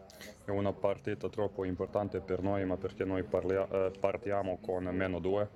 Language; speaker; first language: Italian; non-native, learner; Serbian